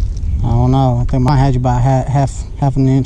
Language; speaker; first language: English; native; English